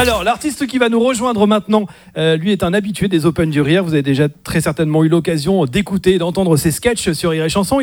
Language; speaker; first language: French; native; French